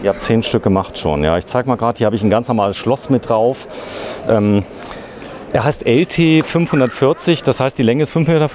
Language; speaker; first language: German; native; German